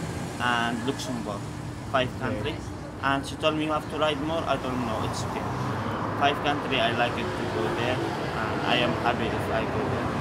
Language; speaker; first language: English; non-native, learner; Arabic